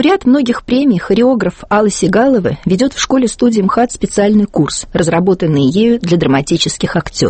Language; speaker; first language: Russian; native; Russian